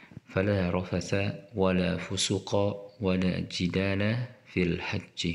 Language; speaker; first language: Arabic; non-native, fluent; Indonesian